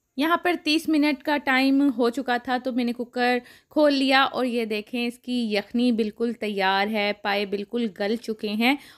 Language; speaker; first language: Urdu; non-native, local second language; Punjabi